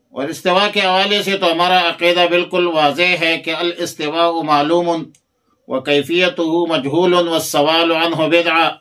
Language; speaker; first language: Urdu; non-native, local second language; Pashto